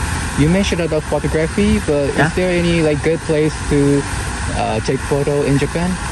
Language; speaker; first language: English; non-native, learner; Japanese